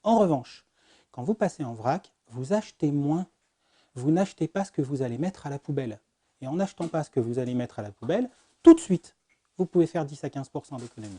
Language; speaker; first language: French; native; French